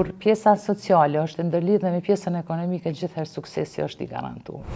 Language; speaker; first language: Albanian; native; Albanian